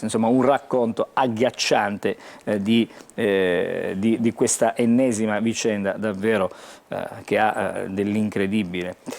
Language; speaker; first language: Italian; native; Italian